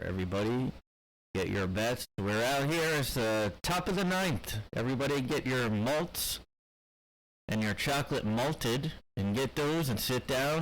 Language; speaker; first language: English; native; English